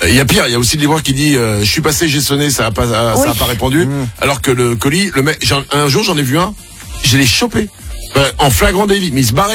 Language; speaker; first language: French; native; French